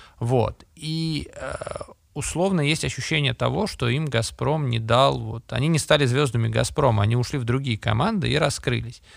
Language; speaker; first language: Russian; native; Russian